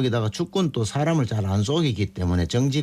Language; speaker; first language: Korean; native; Korean